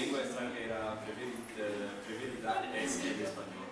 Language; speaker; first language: Spanish; non-native, learner; Italian